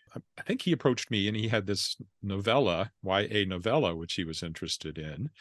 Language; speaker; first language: English; native; English